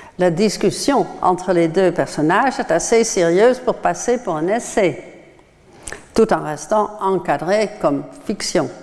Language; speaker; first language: French; non-native, fluent; Dutch